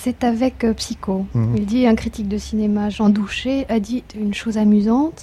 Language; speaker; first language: French; native; French